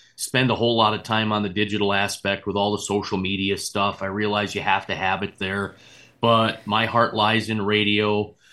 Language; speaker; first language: English; native; English